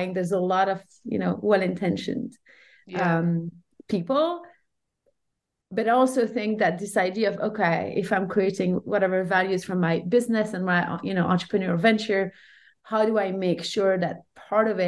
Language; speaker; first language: English; non-native, fluent; French